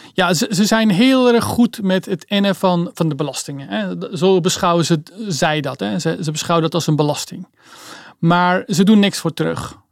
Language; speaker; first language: Dutch; early bilingual, other home language; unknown